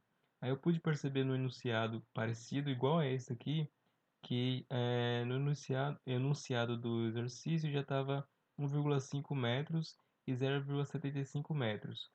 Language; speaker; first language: Portuguese; native; Portuguese